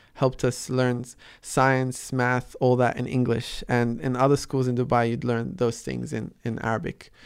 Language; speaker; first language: English; early bilingual, other home language; Arabic